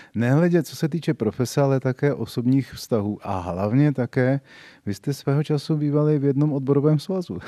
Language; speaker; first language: Czech; native; Czech